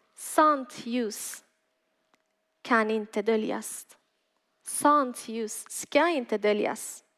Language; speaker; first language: Swedish; non-native, fluent; Persian